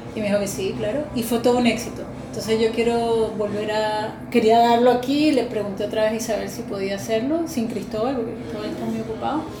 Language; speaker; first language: Spanish; native; Spanish